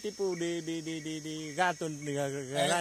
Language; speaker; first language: Portuguese; non-native, learner; Vietnamese